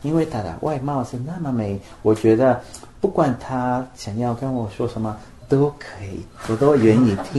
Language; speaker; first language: Chinese; non-native, fluent; Spanish